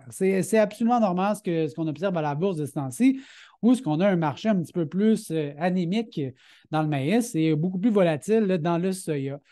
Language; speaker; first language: French; native; French